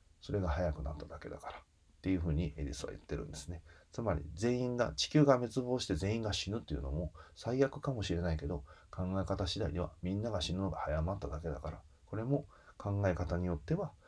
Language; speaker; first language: Japanese; native; Japanese